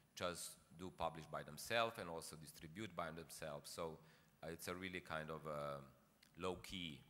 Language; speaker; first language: English; non-native, fluent; Slovenian